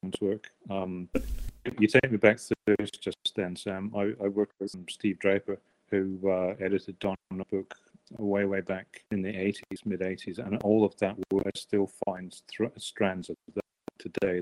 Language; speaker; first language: English; native; English